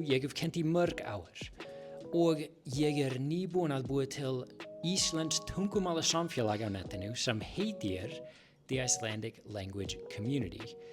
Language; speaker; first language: Icelandic; non-native, fluent; English